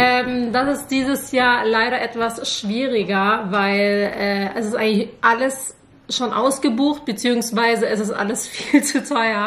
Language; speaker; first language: German; native; German